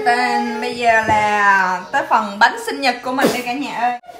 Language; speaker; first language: Vietnamese; native; Vietnamese